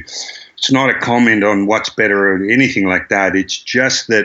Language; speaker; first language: English; native; English